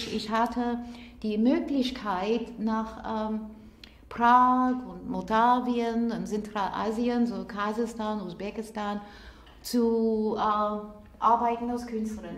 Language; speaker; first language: German; non-native, fluent; English